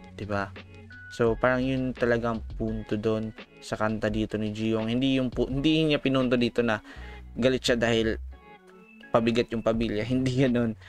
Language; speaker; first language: Filipino; non-native, local second language; Cebuano